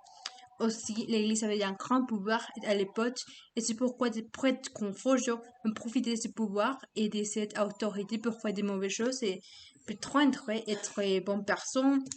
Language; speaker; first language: French; non-native, learner; Spanish